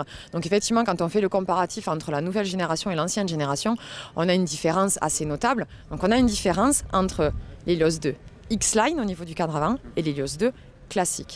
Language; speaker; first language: French; native; French